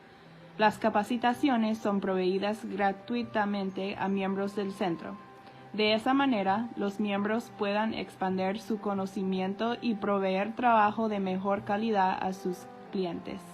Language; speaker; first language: Spanish; non-native, fluent; English